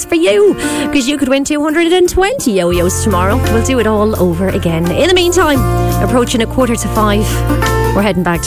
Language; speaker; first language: English; native; English